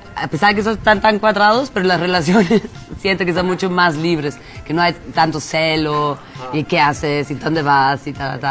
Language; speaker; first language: Spanish; non-native, fluent; German